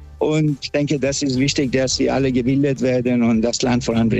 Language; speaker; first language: German; non-native, fluent; Persian